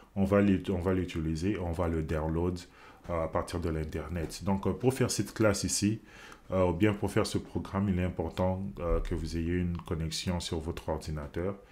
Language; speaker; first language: French; non-native, local second language; Lingala